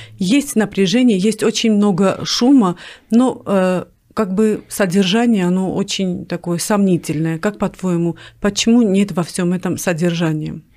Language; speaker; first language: Russian; non-native, local second language; Armenian